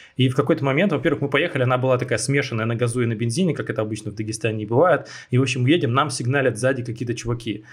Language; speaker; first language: Russian; native; Russian